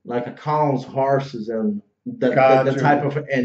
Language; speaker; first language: English; non-native, learner; Portuguese